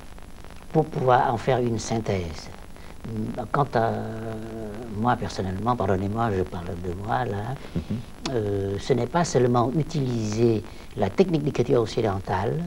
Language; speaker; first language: French; non-native, local second language; Vietnamese